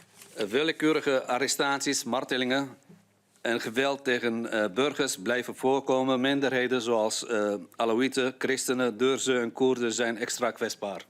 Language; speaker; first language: Dutch; non-native, fluent; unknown